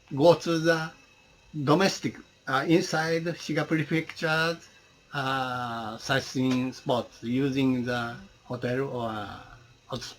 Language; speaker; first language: English; non-native, learner; Japanese